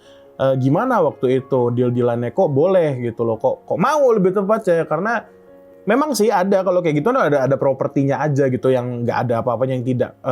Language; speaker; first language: Indonesian; native; Indonesian